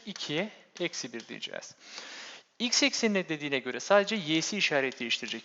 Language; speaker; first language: Turkish; native; Turkish